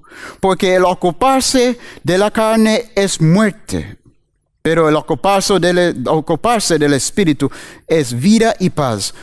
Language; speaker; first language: Spanish; non-native, fluent; English